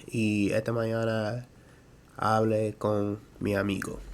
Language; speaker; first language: Spanish; early bilingual, heritage; English